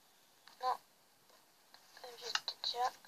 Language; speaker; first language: French; early bilingual, other home language; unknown